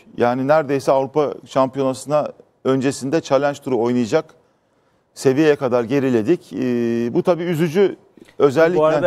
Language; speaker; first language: Turkish; native; Turkish